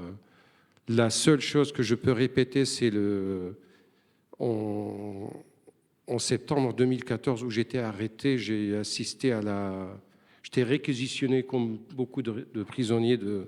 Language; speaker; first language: French; non-native, fluent; Arabic